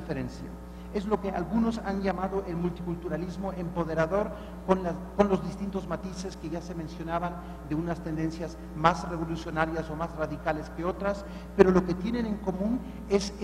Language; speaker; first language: Spanish; non-native, fluent; German